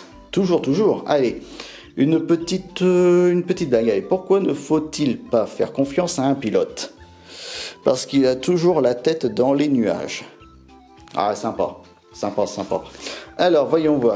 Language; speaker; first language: French; native; French